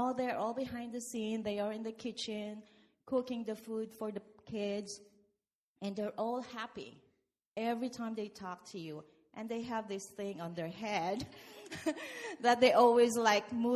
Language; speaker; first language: English; non-native, local second language; Filipino